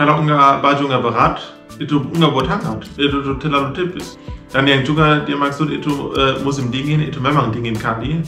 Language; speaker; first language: Indonesian; non-native, fluent; German